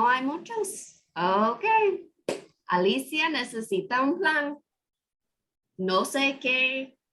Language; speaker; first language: Spanish; non-native, fluent; English